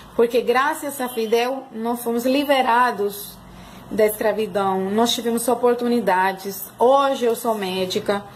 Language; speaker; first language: Portuguese; non-native, fluent; Spanish